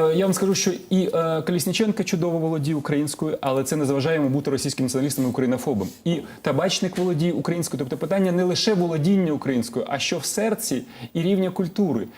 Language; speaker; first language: Ukrainian; non-native, local second language; Russian